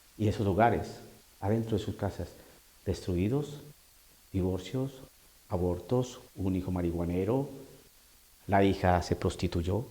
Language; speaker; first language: Spanish; native; Spanish